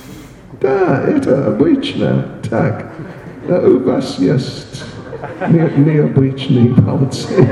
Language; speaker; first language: Russian; non-native, learner; English